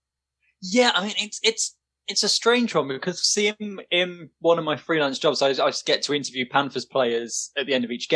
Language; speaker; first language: English; native; English